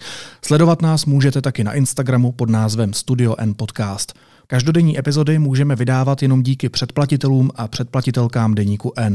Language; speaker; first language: Czech; native; Czech